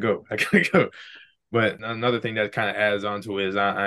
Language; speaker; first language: English; native; English